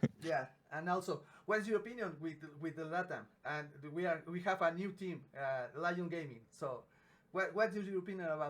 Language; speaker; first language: English; non-native, learner; Spanish